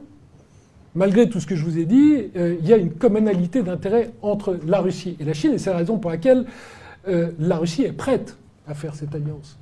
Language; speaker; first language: French; native; French